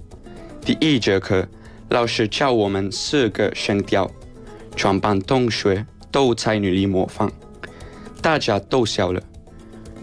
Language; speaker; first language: Chinese; non-native, fluent; Spanish